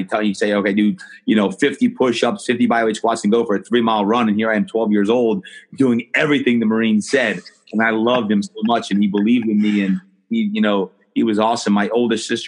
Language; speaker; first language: English; native; English